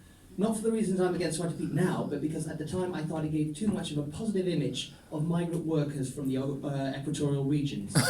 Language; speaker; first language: English; non-native, fluent; Dutch